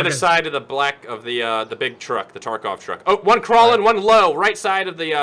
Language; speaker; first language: English; native; English